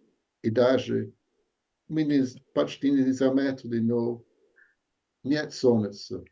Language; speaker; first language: Russian; non-native, learner; English